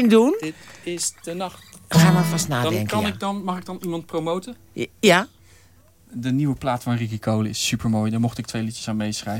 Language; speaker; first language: Dutch; native; Dutch